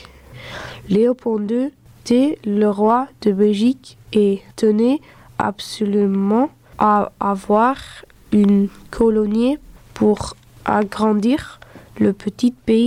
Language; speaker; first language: French; early bilingual, other home language; Dutch